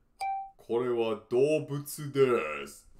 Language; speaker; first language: Japanese; non-native, learner; English